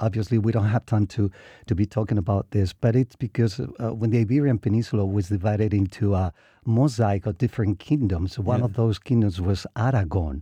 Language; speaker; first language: English; non-native, fluent; Spanish